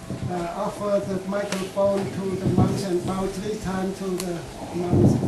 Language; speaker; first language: English; non-native, fluent; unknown